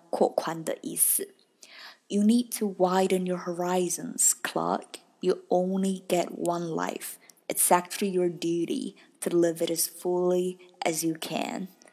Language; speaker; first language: English; non-native, fluent; Chinese